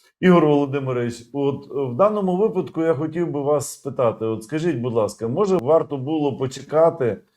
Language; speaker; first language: Ukrainian; native; Ukrainian